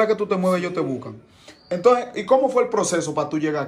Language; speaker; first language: Spanish; native; Spanish